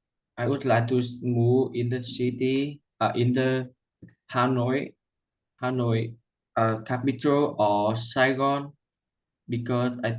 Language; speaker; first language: English; non-native, learner; Vietnamese